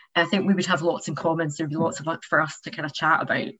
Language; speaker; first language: English; native; English